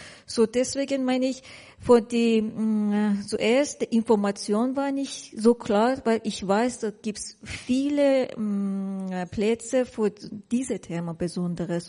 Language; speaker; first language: German; non-native, learner; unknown